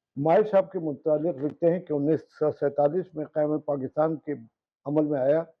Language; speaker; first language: Urdu; native; Urdu